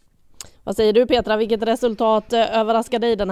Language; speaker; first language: Swedish; native; Swedish